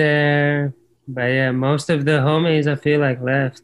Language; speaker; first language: English; non-native, fluent; Latvian